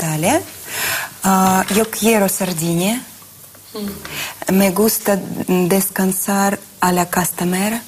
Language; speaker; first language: Spanish; non-native, learner; Russian